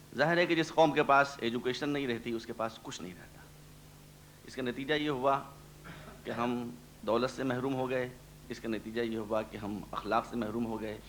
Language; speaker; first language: Urdu; native; Urdu